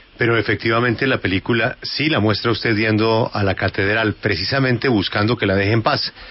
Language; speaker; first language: Spanish; native; Spanish